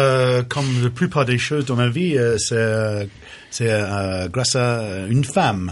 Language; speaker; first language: French; non-native, fluent; English